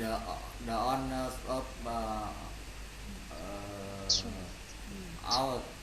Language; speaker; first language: English; non-native, learner; Vietnamese